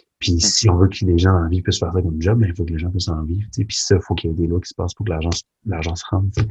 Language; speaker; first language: French; early bilingual, other home language; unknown